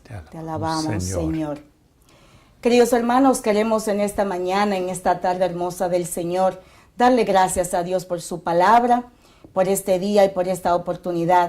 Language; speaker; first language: Spanish; native; Spanish